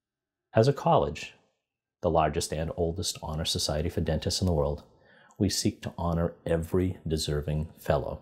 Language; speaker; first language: English; native; English